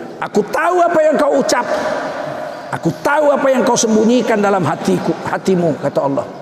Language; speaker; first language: Indonesian; native; Indonesian